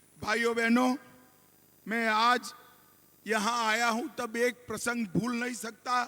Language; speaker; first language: Hindi; non-native, local second language; Gujarati